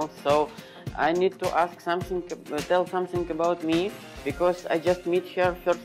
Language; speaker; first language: English; non-native, learner; Ukrainian